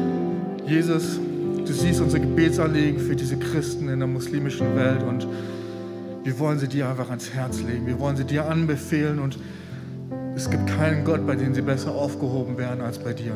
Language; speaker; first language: German; native; German